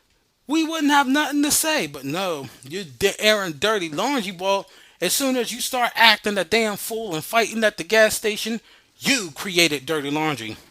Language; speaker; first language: English; native; English